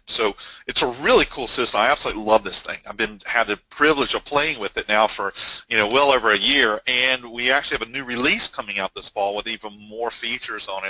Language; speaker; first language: English; native; English